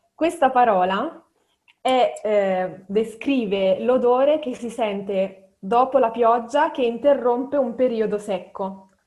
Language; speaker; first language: Italian; native; Italian